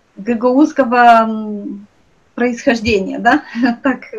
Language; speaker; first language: Russian; non-native, local second language; Romanian